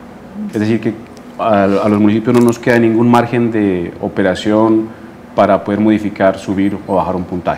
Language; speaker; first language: Spanish; native; Spanish